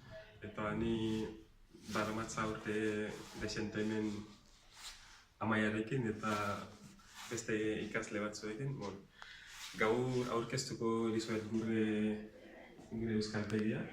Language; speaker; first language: Basque; non-native, learner; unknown